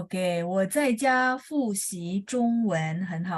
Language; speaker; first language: Chinese; non-native, fluent; Indonesian